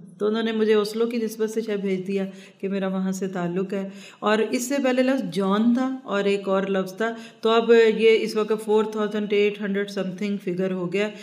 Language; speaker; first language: Urdu; early bilingual, heritage; Urdu